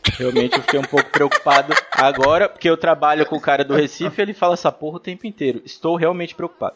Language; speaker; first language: Portuguese; native; Portuguese